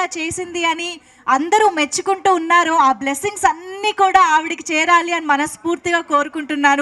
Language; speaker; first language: Telugu; native; Telugu